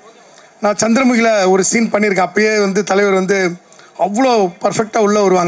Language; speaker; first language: Tamil; native; Tamil